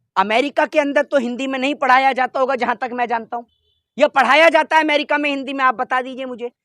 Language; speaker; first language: Hindi; native; Hindi